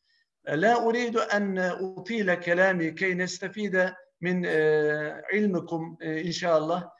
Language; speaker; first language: Arabic; non-native, fluent; Turkish